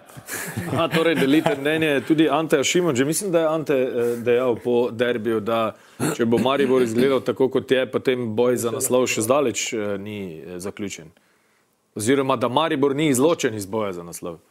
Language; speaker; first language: Slovenian; native; Slovenian